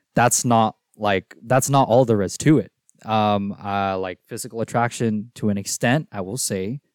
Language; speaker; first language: English; non-native, local second language; Filipino